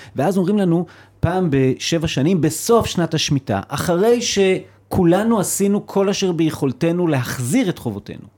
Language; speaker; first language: Hebrew; native; Hebrew